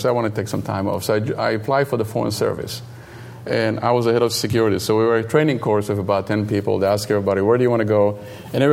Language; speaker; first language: English; non-native, fluent; Hebrew